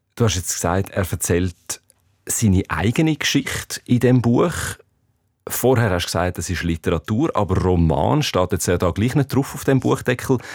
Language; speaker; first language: German; native; German